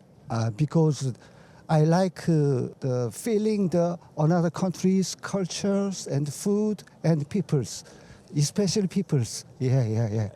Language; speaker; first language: English; non-native, learner; Korean